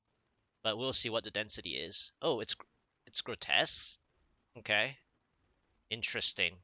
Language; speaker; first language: English; native; English